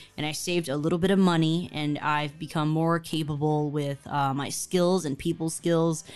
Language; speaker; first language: English; early bilingual, other home language; Chinese